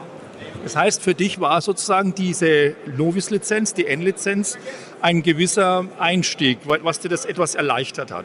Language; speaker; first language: German; native; German